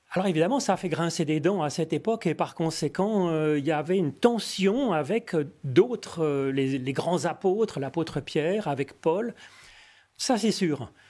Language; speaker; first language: French; native; French